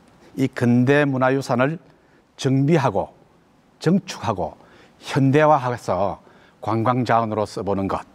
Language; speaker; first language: Korean; native; Korean